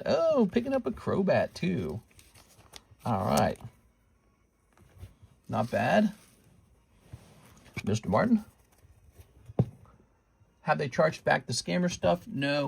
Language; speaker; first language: English; native; English